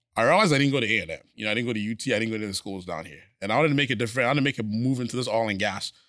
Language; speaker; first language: English; non-native, local second language; Akan